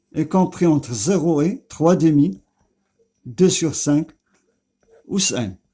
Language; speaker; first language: French; non-native, local second language; Arabic